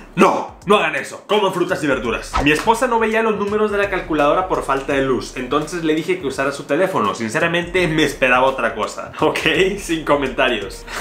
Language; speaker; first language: Spanish; native; Spanish